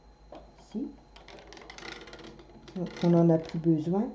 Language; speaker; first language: French; native; French